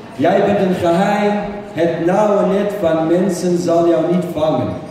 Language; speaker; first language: Dutch; non-native, fluent; Arabic